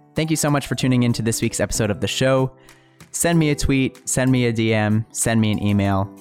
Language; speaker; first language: English; native; English